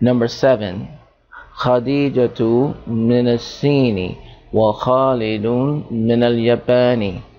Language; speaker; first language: Arabic; non-native, fluent; English